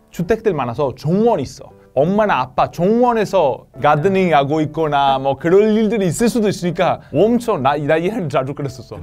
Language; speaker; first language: Korean; non-native, fluent; Italian